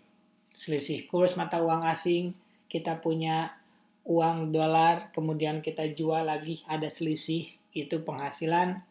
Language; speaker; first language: Indonesian; native; Indonesian